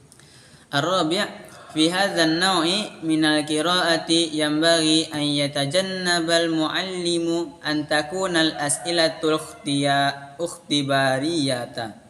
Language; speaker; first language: Arabic; non-native, learner; Indonesian